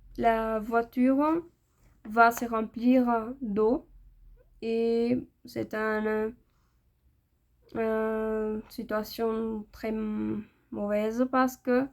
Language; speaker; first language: French; non-native, learner; Spanish